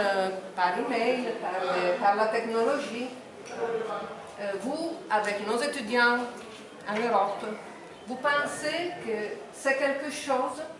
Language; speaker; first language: French; non-native, fluent; Italian